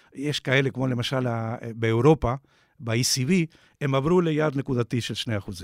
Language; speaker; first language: Hebrew; non-native, fluent; Spanish